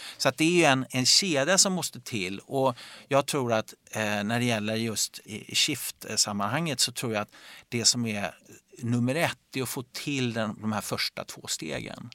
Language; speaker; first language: Swedish; native; Swedish